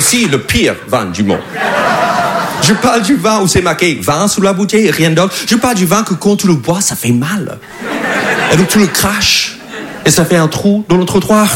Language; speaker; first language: French; non-native, fluent; English